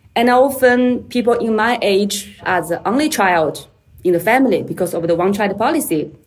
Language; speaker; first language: English; non-native, fluent; Chinese